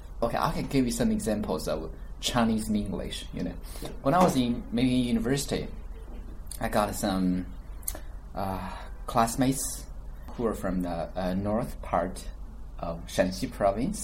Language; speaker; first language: English; non-native, fluent; Chinese